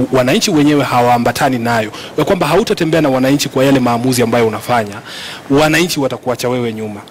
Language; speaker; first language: Swahili; non-native, local second language; Luyia